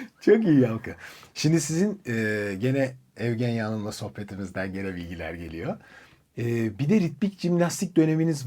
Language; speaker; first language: Turkish; native; Turkish